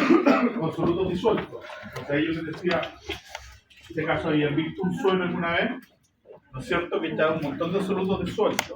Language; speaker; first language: Spanish; native; Spanish